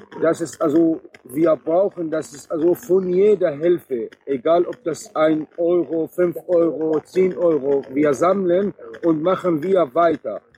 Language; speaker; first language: German; non-native, learner; Arabic